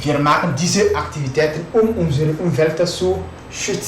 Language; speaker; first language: German; non-native, fluent; French